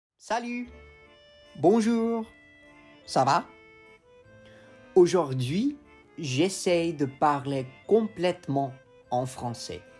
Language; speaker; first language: French; non-native, fluent; English